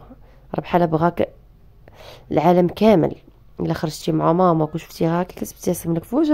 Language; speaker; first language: Arabic; native; Arabic